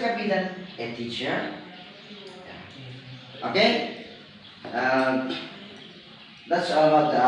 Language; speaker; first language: English; non-native, learner; Indonesian